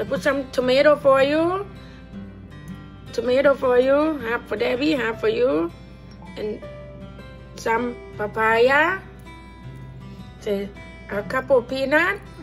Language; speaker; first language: English; non-native, learner; Thai